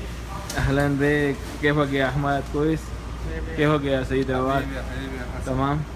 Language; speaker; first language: Arabic; non-native, learner; Urdu